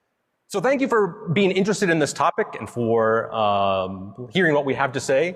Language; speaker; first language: English; native; English